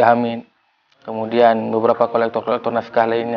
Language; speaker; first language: Indonesian; non-native, local second language; Achinese